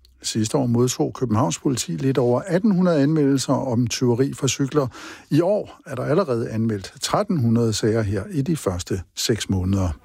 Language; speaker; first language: Danish; native; Danish